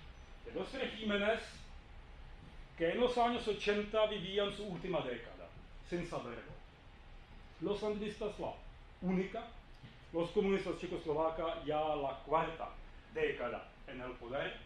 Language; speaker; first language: Spanish; non-native, fluent; Czech